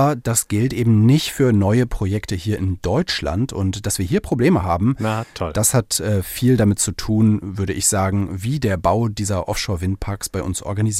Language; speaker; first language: German; native; German